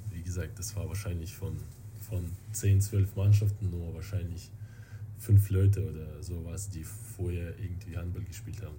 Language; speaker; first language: German; non-native, fluent; Russian